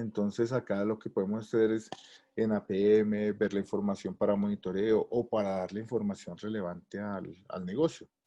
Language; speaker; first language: Spanish; native; Spanish